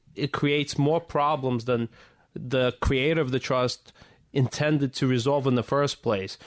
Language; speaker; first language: English; early bilingual, other home language; Russian